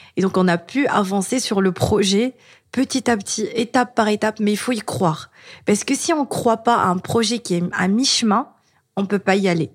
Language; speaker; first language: French; non-native, local second language; Arabic